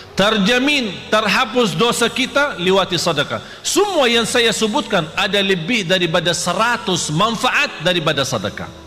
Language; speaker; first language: Malay; non-native, fluent; Arabic